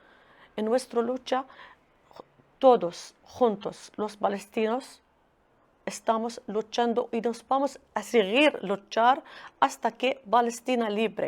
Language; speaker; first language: Spanish; non-native, learner; Arabic